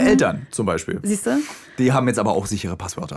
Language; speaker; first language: German; native; German